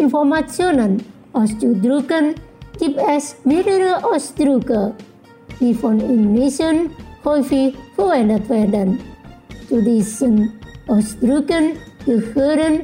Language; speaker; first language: German; non-native, fluent; Indonesian